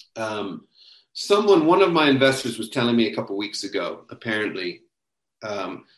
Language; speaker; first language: English; native; English